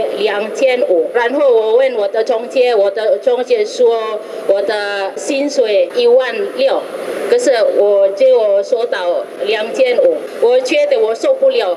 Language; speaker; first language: Chinese; non-native, learner; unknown